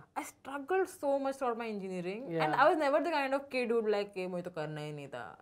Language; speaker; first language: English; non-native, local second language; Hindi